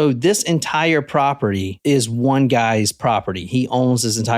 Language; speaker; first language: English; native; English